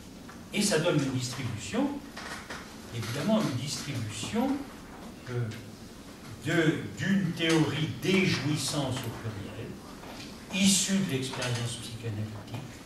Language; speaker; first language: French; native; French